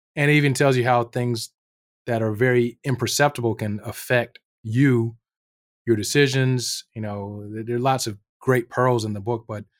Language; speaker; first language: English; native; English